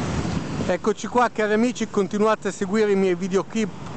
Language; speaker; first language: Italian; native; Italian